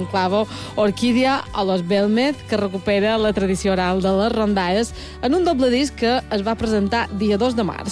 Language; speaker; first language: Catalan; native; Catalan